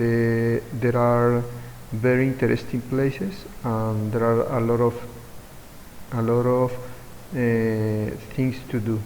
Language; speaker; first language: English; non-native, learner; Spanish